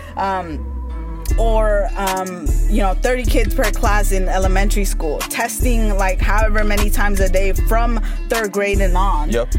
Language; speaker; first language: English; early bilingual, other home language; Spanish